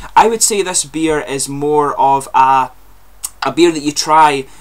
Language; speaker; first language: English; native; English